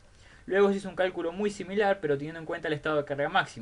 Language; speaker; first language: Spanish; native; Spanish